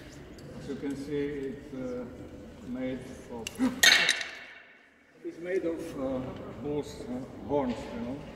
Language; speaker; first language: English; non-native, learner; Slovak